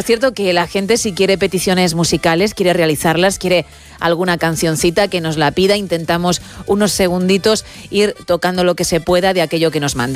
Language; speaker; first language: Spanish; native; Spanish